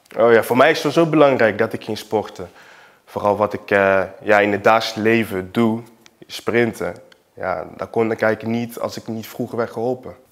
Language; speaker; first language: Dutch; early bilingual, other home language; Portuguese